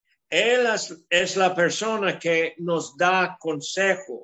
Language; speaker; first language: Spanish; non-native, fluent; English